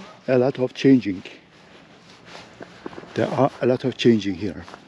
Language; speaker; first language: English; non-native, learner; Turkish